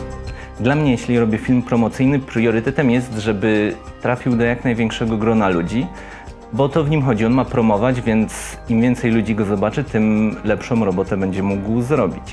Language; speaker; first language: Polish; native; Polish